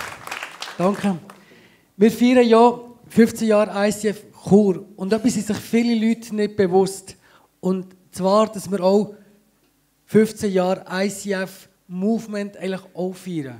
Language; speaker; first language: German; native; German